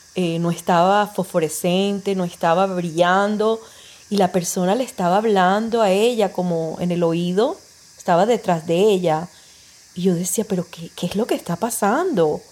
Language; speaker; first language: Spanish; early bilingual, heritage; Spanish